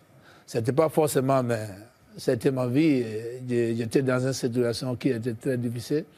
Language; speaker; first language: French; non-native, fluent; English